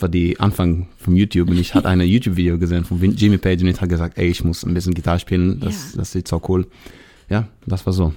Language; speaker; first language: German; non-native, learner; Hebrew